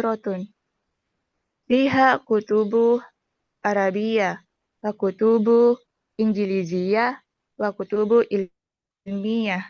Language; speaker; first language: Arabic; non-native, learner; Indonesian